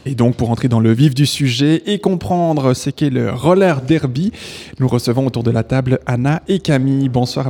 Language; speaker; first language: French; native; French